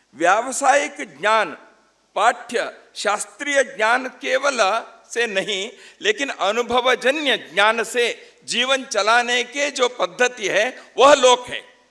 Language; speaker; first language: Hindi; non-native, local second language; Kannada